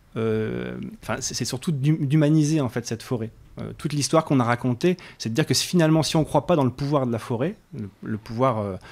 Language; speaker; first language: French; native; French